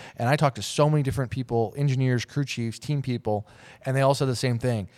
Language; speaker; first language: English; native; English